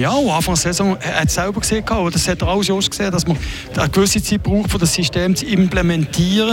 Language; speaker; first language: German; native; German